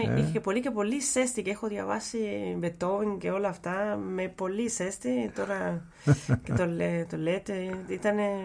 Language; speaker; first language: Greek; non-native, learner; Spanish